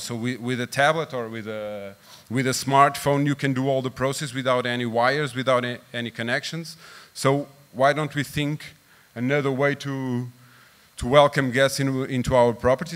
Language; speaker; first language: English; non-native, fluent; Portuguese